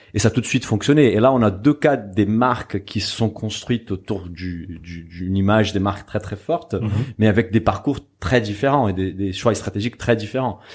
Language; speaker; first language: French; non-native, fluent; Portuguese